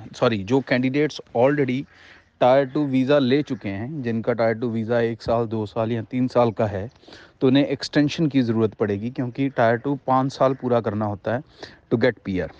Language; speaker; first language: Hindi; non-native, local second language; Punjabi